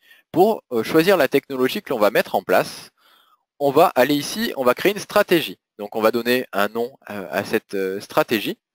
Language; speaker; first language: French; native; French